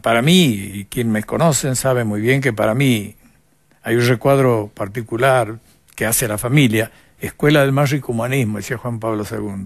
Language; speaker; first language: Spanish; native; Spanish